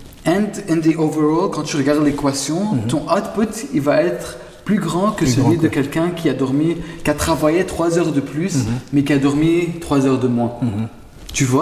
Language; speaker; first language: French; non-native, local second language; Arabic